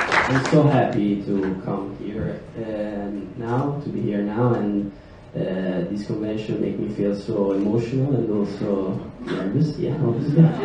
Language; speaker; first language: English; non-native, learner; Italian